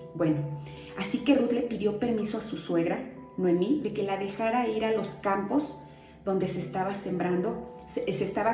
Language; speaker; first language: Spanish; native; Spanish